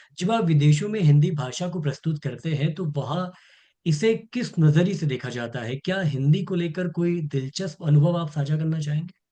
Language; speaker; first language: Hindi; native; Hindi